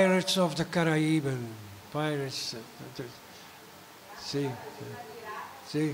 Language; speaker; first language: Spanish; non-native, learner; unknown